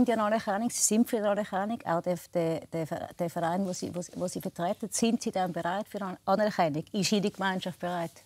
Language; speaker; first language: German; native; German